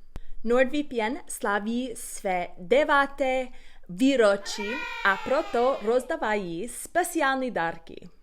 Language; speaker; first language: Czech; non-native, learner; English